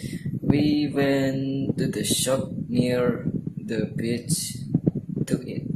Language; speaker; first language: English; non-native, learner; Indonesian